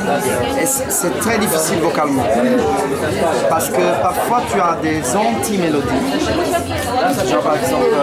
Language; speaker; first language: French; non-native, fluent; Italian